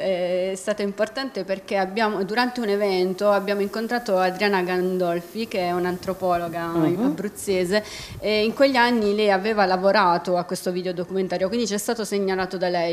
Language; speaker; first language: Italian; native; Italian